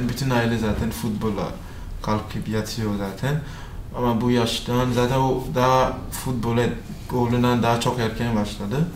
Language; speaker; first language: Turkish; non-native, fluent; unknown